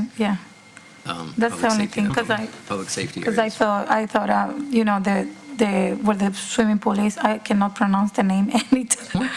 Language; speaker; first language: English; non-native, fluent; Spanish